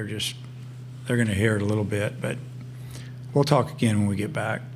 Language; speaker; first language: English; native; English